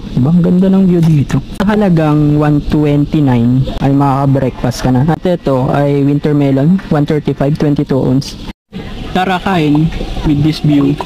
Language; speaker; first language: Filipino; non-native, local second language; Iloko